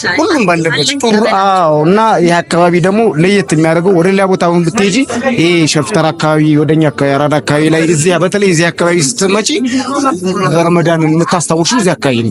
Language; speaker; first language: Amharic; native; Amharic